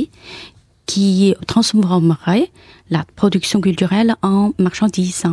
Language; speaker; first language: French; non-native, fluent; Chinese